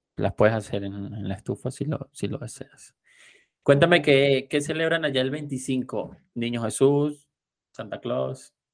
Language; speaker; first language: Spanish; native; Spanish